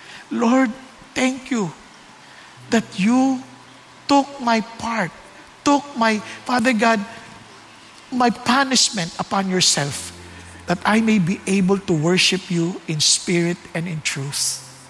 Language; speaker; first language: English; non-native, local second language; Filipino